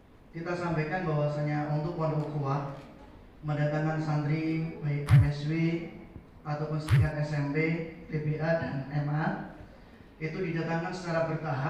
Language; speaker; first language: Indonesian; native; Indonesian